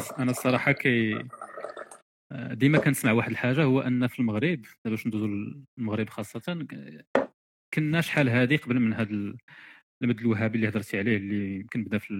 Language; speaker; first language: Arabic; native; Arabic